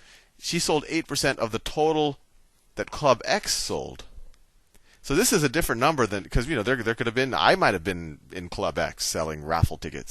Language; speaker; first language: English; native; English